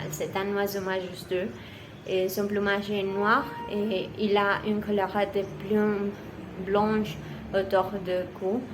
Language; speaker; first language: French; non-native, learner; Spanish